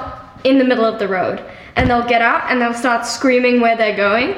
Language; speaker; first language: English; non-native, local second language; Afrikaans